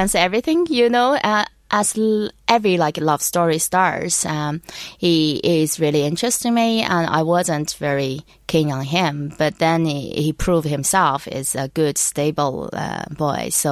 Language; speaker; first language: English; non-native, learner; Chinese